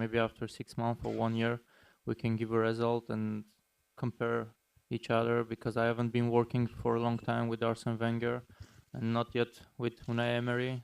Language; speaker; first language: English; non-native, fluent; Armenian